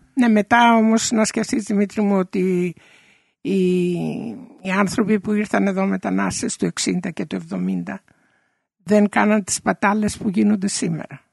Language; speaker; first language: Greek; early bilingual, heritage; Greek